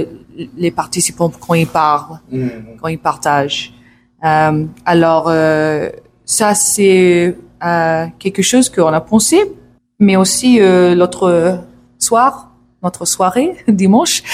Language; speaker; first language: French; non-native, learner; English